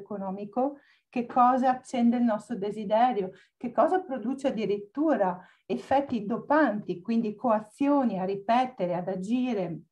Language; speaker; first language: Italian; native; Italian